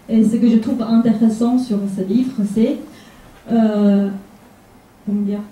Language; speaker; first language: French; non-native, fluent; Chinese